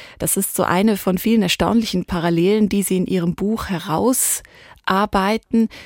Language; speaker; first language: German; native; German